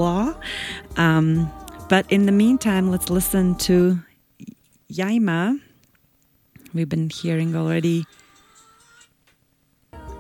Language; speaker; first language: English; non-native, fluent; Latvian